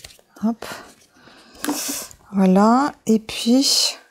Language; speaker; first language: French; native; French